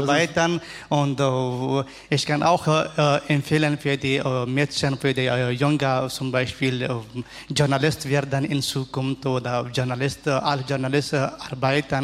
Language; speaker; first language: German; non-native, learner; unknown